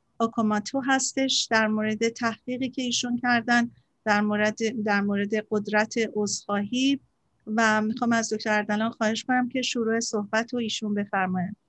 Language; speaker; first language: Persian; native; Persian